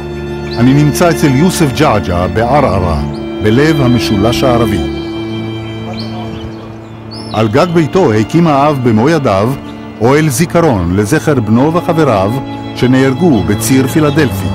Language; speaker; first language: Hebrew; native; Hebrew